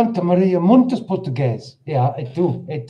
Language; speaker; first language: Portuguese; non-native, learner; English